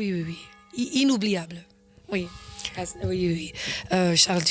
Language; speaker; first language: French; non-native, fluent; English